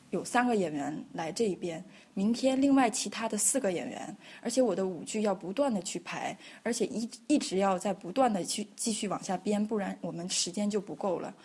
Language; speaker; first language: Chinese; native; Chinese